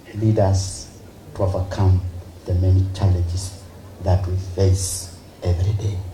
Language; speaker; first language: English; non-native, local second language; Swahili